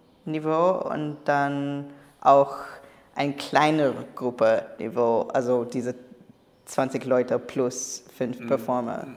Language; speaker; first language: German; non-native, learner; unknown